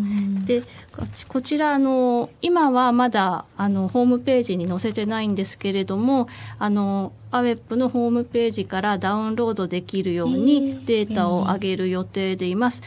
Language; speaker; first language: Japanese; native; Japanese